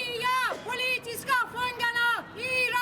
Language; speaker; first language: Swedish; non-native, fluent; Persian